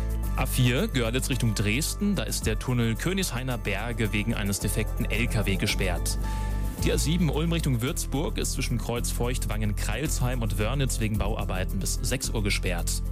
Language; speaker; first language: German; native; German